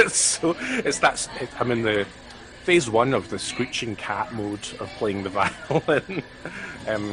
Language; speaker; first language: English; native; English